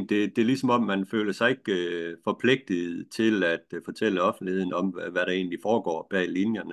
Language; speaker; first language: Danish; native; Danish